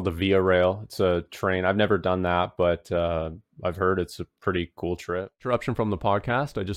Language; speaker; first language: English; native; English